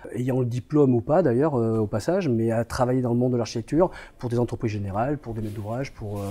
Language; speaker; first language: French; native; French